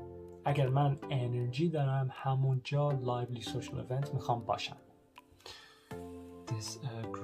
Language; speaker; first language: Persian; early bilingual, heritage; Persian